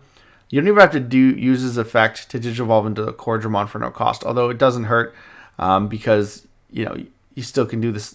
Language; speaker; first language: English; native; English